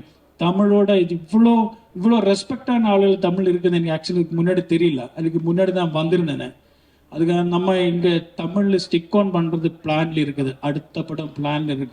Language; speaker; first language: Tamil; non-native, learner; Malayalam